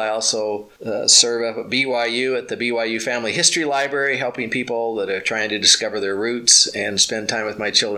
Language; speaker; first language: English; native; English